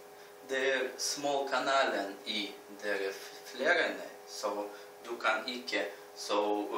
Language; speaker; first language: Swedish; non-native, learner; Russian